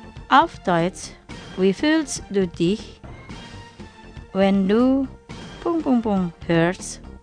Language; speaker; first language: German; non-native, fluent; Indonesian